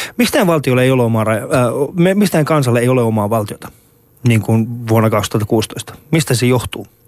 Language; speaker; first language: Finnish; early bilingual, other home language; Persian